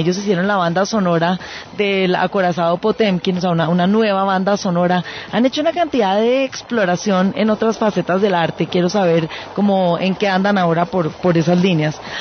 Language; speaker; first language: Spanish; native; Spanish